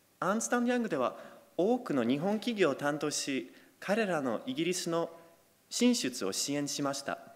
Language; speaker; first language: Japanese; non-native, fluent; Polish